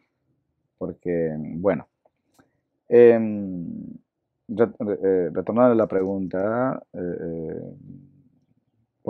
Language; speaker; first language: Spanish; non-native, local second language; Shipibo-Conibo